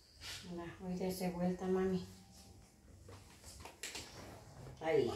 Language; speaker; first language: Spanish; native; Spanish